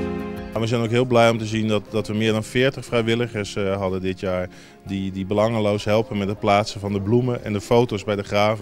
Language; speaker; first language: Dutch; native; Dutch